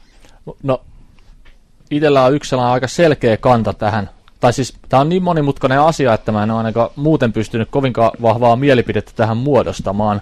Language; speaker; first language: Finnish; native; Finnish